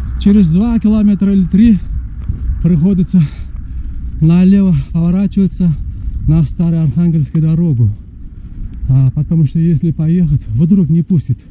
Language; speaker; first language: Russian; non-native, local second language; Uzbek